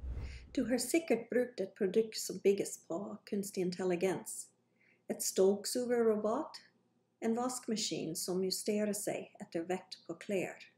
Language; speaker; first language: Norwegian; non-native, fluent; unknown